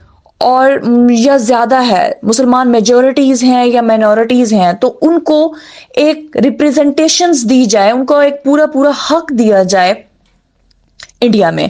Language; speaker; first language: Urdu; native; Urdu